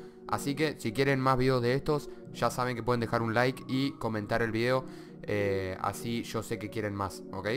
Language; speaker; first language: Spanish; native; Spanish